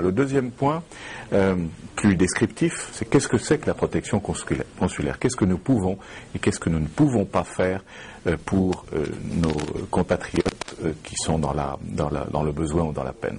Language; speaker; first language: French; native; French